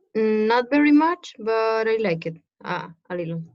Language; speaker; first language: English; non-native, learner; Spanish